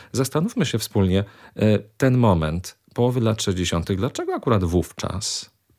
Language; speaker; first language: Polish; native; Polish